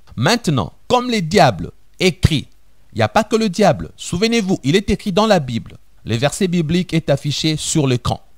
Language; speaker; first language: French; non-native, local second language; Lingala